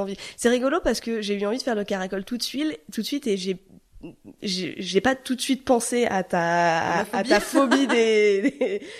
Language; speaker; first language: French; native; French